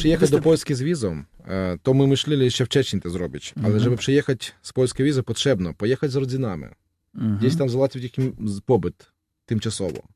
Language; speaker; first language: Polish; non-native, learner; Russian